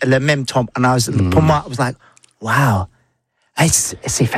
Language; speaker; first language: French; non-native, learner; English